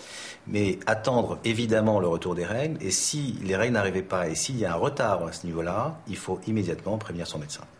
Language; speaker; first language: French; native; French